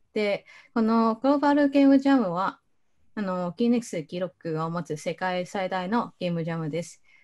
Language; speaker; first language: Japanese; non-native, fluent; Cantonese